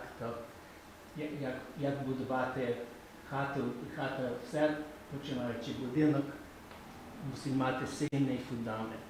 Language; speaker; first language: Ukrainian; early bilingual, heritage; Ukrainian